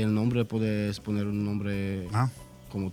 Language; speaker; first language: Spanish; non-native, learner; Italian